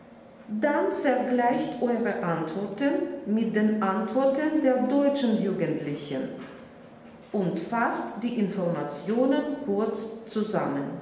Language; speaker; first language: German; non-native, fluent; Russian